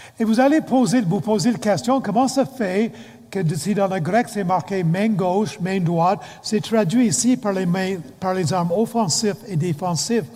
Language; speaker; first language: French; non-native, fluent; English